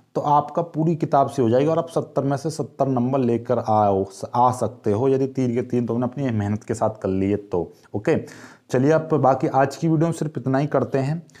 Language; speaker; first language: Hindi; native; Hindi